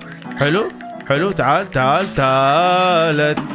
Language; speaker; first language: Arabic; native; Arabic